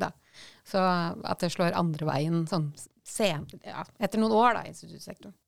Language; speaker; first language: Norwegian; native; Norwegian